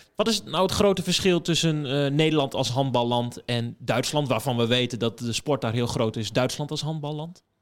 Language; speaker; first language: Dutch; native; Dutch